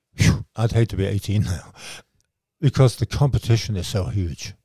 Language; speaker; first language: English; native; English